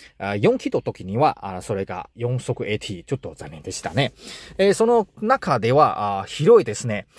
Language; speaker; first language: Japanese; non-native, learner; Chinese